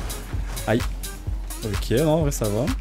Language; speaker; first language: French; native; French